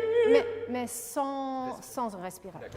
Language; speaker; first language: French; non-native, fluent; English